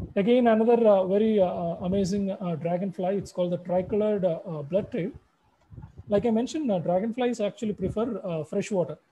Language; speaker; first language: English; non-native, local second language; Malayalam